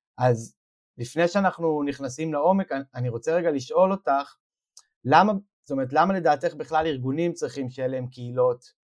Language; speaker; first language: Hebrew; native; Hebrew